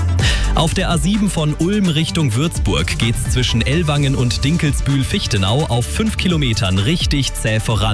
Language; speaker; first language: German; native; German